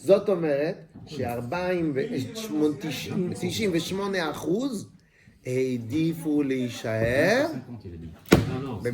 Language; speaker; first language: Hebrew; non-native, fluent; French